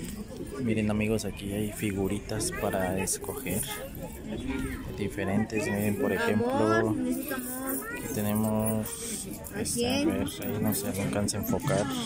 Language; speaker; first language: Spanish; native; Spanish